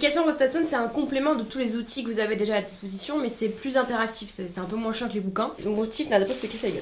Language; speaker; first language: French; native; French